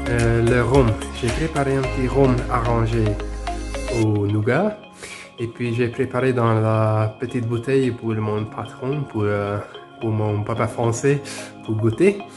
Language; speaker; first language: French; non-native, fluent; Hungarian